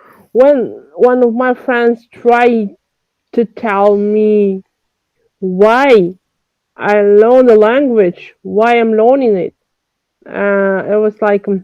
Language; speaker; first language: English; non-native, learner; French